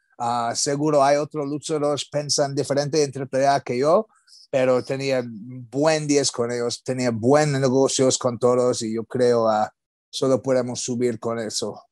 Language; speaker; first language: Spanish; non-native, learner; English